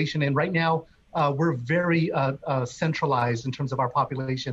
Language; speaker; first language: English; native; English